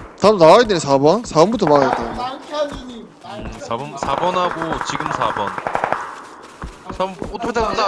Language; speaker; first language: Korean; native; Korean